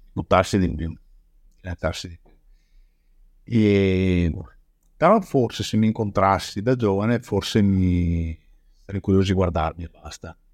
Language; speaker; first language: Italian; native; Italian